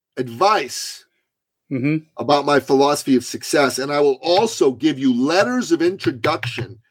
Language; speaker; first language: English; early bilingual, other home language; Persian